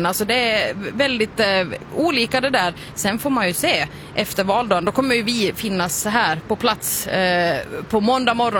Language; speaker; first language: Swedish; native; Swedish